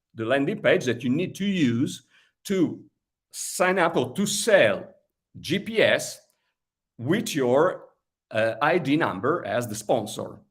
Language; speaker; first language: English; non-native, fluent; Italian